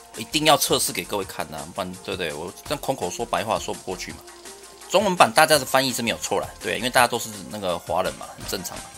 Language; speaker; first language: Chinese; native; Chinese